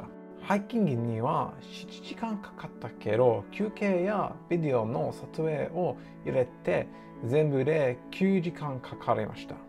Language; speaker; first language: Japanese; non-native, learner; English